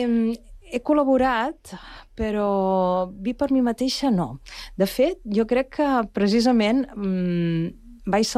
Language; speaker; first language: Catalan; native; Catalan